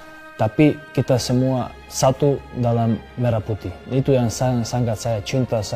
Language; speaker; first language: Indonesian; non-native, fluent; Serbian